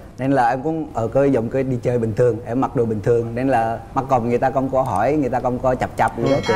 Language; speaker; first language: Vietnamese; non-native, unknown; Indonesian